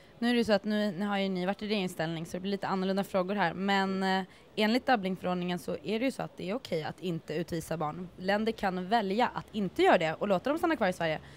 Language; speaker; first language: Swedish; native; Swedish